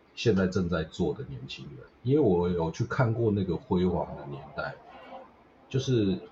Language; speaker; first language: Chinese; native; Chinese